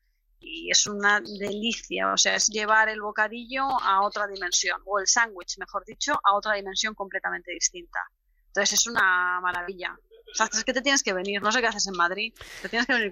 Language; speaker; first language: Spanish; native; Spanish